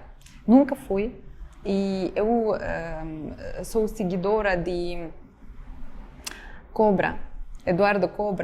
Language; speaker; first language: Portuguese; non-native, fluent; Ukrainian